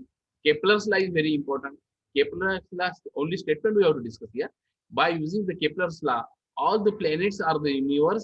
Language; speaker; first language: English; non-native, local second language; Marathi